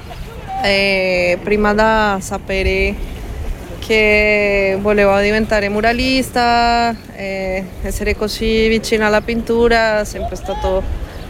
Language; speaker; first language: Italian; non-native, fluent; Spanish